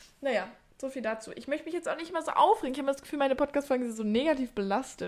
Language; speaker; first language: German; native; German